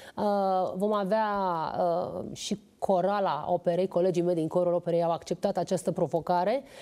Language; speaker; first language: Romanian; native; Romanian